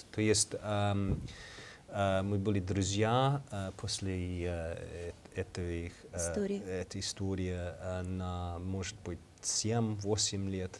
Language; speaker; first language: Russian; non-native, learner; English